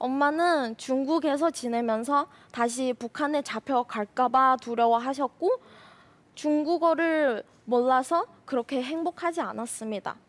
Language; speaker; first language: Korean; non-native, fluent; Chinese